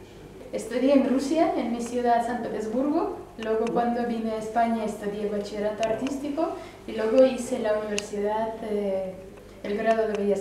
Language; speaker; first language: Spanish; early bilingual, other home language; Russian